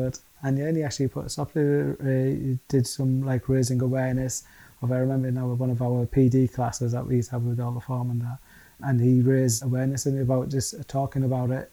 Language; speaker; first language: English; native; English